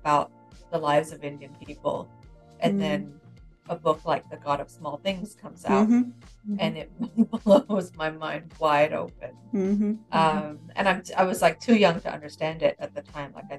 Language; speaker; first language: English; native; English